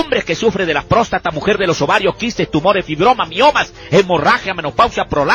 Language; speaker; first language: Spanish; native; Spanish